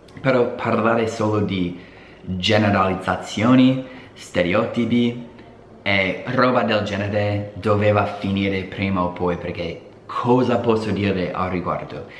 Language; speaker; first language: Italian; non-native, fluent; English